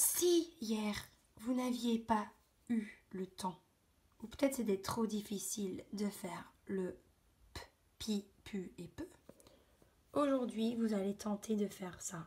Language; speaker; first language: French; native; French